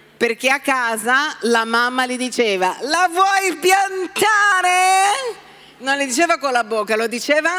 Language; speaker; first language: Italian; non-native, fluent; Portuguese